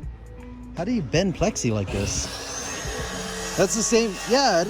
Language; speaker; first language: English; native; English